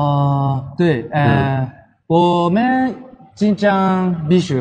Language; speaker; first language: Chinese; non-native, learner; Japanese